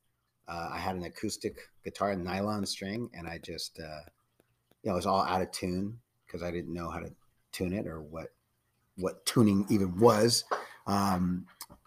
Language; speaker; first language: English; native; English